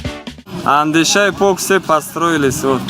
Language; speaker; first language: Russian; non-native, local second language; Tajik